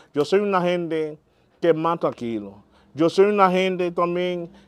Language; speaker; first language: Spanish; non-native, fluent; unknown